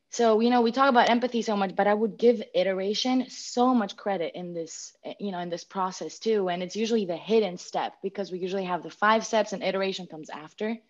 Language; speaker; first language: English; non-native, fluent; Greek